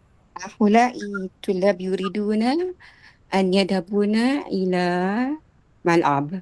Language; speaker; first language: Arabic; non-native, learner; Filipino